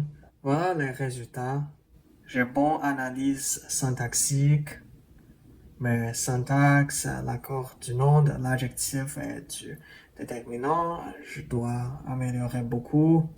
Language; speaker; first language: French; non-native, learner; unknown